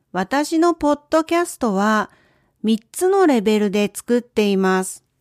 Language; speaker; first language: Japanese; native; Japanese